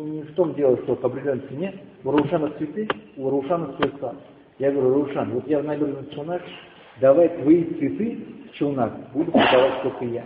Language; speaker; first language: Russian; native; Russian